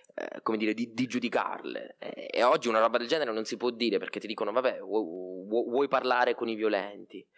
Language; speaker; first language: Italian; native; Italian